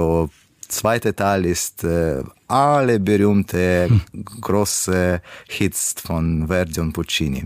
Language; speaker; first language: German; non-native, learner; Russian